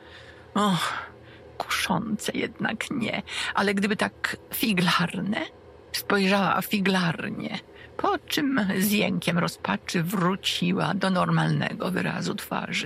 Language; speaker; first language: Polish; native; Polish